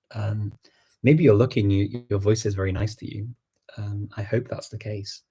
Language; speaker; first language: English; native; English